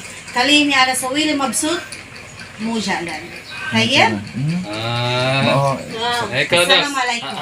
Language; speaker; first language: Arabic; non-native, learner; Filipino